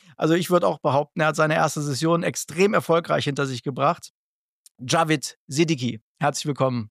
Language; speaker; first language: German; native; German